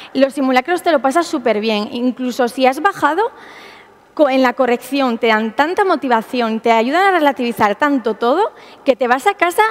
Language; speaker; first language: Spanish; native; Spanish